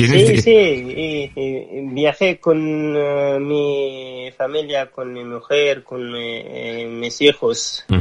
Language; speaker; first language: Spanish; non-native, learner; Persian